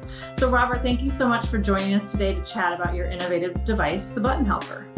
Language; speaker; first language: English; native; English